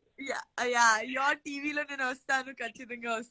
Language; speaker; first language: Telugu; non-native, learner; Gujarati